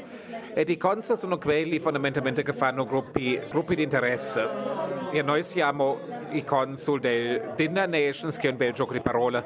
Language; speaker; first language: Italian; non-native, fluent; German